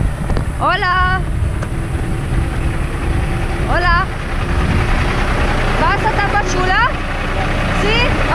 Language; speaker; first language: Spanish; non-native, learner; English